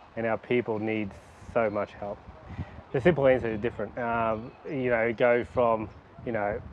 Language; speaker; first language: English; native; English